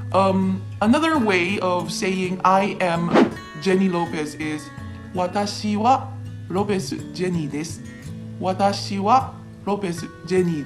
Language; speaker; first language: Japanese; non-native, fluent; Filipino